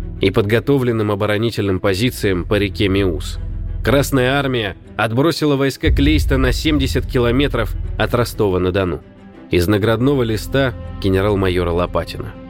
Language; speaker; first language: Russian; native; Russian